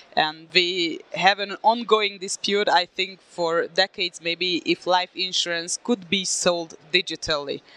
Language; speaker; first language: English; non-native, fluent; Hungarian